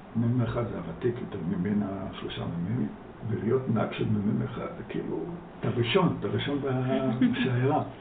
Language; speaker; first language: Hebrew; early bilingual, other home language; Dutch